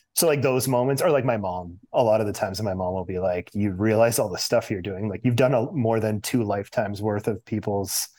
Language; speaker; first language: English; native; English